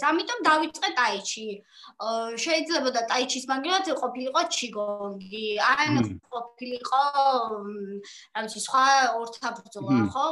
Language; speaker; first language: Georgian; native; Georgian